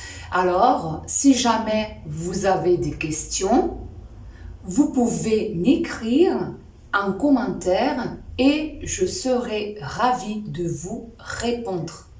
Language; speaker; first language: French; non-native, fluent; Spanish